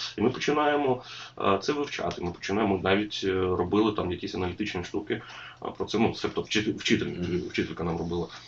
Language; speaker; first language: Ukrainian; non-native, local second language; Russian